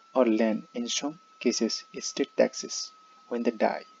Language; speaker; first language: English; non-native, local second language; Nepali